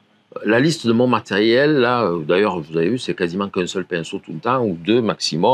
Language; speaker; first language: French; native; French